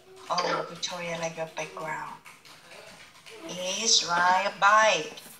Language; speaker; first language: English; non-native, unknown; Vietnamese